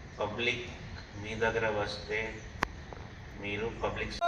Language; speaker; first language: Telugu; non-native, local second language; Hindi